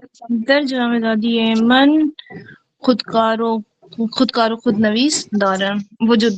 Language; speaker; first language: Persian; non-native, learner; Urdu